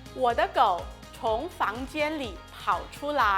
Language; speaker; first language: Chinese; non-native, fluent; Thai